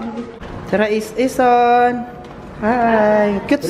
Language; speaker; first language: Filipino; non-native, local second language; Cebuano